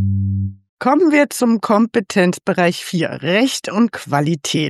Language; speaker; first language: German; native; German